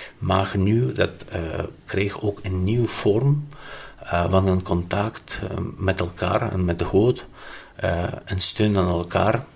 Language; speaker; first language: Dutch; non-native, fluent; Ukrainian